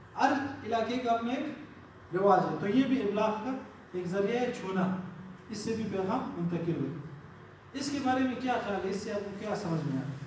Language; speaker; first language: Urdu; non-native, local second language; Pashto